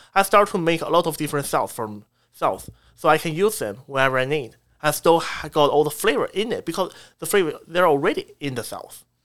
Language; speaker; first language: English; non-native, fluent; Chinese